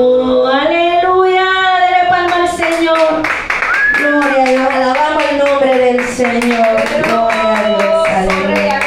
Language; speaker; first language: Spanish; native; Spanish